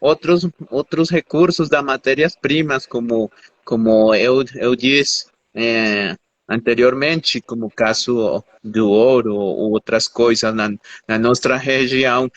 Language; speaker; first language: Portuguese; non-native, fluent; Spanish